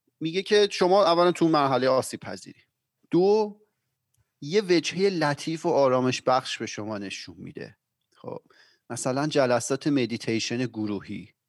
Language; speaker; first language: Persian; native; Persian